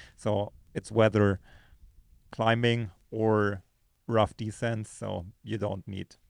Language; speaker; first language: English; non-native, fluent; German